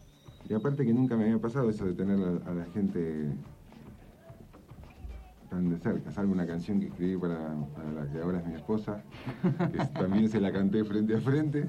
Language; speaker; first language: Spanish; native; Spanish